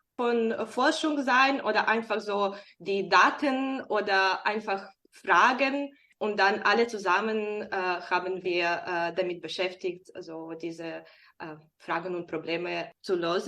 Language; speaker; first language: German; non-native, fluent; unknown